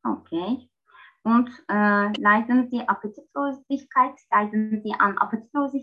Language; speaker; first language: German; non-native, learner; Turkish